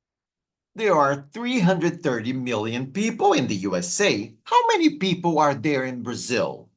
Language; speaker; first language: English; non-native, fluent; Portuguese